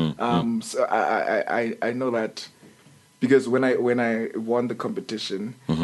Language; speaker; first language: English; non-native, local second language; Xhosa